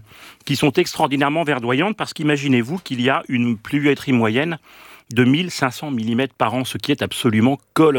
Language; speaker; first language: French; native; French